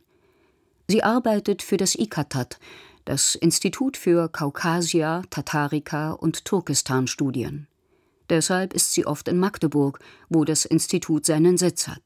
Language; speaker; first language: German; native; German